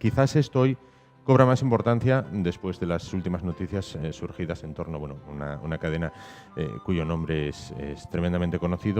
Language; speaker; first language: Spanish; native; Spanish